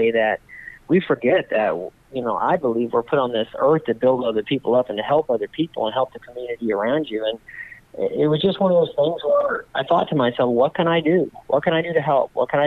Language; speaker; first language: English; native; English